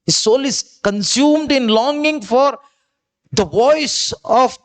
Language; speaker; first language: English; non-native, local second language; Kannada